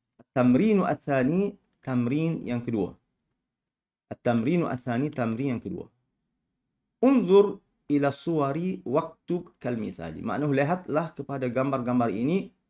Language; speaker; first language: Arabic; non-native, fluent; Malay